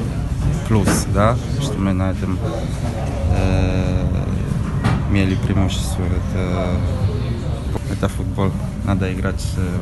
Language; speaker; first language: Russian; non-native, fluent; Polish